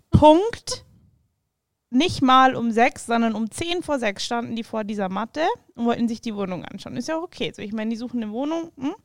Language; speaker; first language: German; native; German